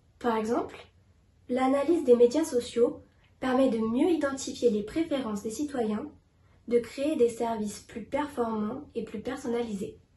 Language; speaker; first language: French; native; French